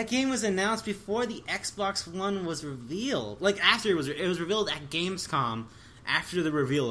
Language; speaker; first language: English; native; English